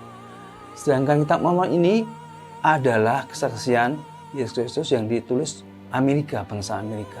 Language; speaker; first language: Indonesian; native; Indonesian